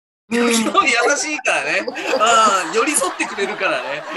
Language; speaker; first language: Japanese; native; Japanese